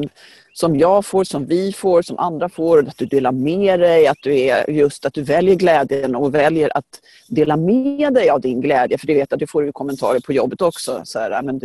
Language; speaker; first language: Swedish; native; Swedish